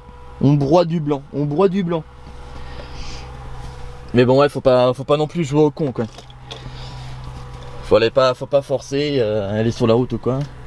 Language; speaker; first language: French; native; French